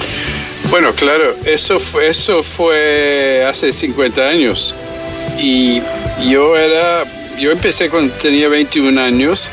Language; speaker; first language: Spanish; early bilingual, heritage; English